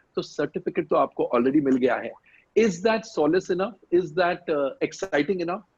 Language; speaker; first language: Hindi; native; Hindi